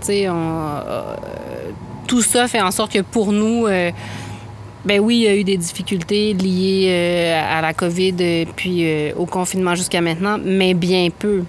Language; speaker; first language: French; native; French